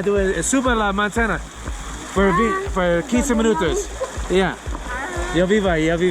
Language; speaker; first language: Spanish; non-native, learner; English